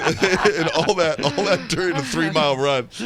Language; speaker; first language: English; native; English